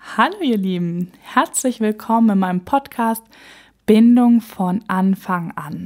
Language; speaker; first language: German; native; German